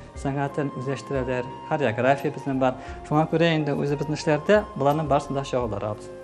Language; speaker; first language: Tatar; native; Tatar